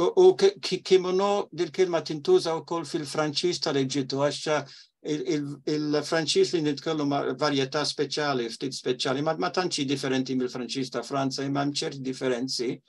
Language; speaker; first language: Maltese; early bilingual, heritage; Maltese